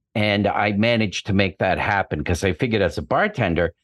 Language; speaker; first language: English; native; English